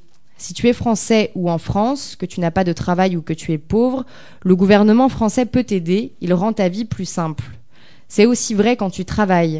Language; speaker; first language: French; native; French